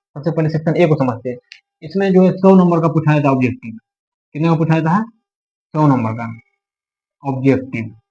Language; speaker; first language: Hindi; native; Hindi